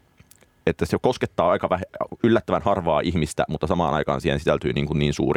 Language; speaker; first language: Finnish; native; Finnish